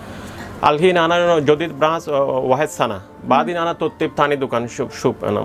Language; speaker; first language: Arabic; non-native, learner; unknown